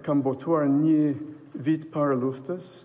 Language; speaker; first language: Albanian; non-native, fluent; English